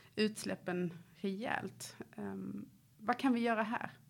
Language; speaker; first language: Swedish; native; Swedish